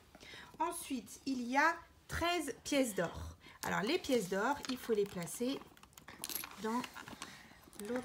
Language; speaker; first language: French; native; French